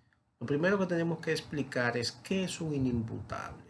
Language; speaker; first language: Spanish; native; Spanish